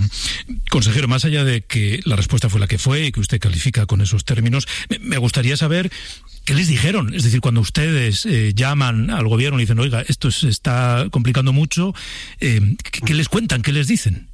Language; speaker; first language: Spanish; native; Spanish